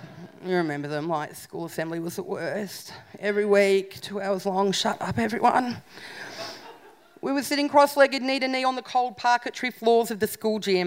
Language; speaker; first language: English; native; English